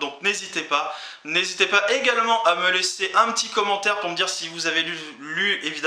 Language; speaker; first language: French; native; French